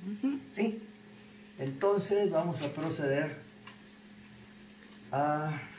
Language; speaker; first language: Spanish; native; Spanish